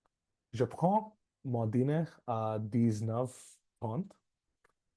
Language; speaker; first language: French; non-native, learner; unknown